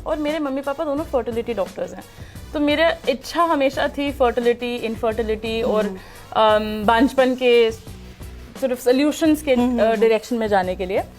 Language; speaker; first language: Hindi; native; Hindi